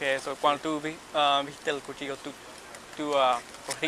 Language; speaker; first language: Spanish; early bilingual, heritage; Spanish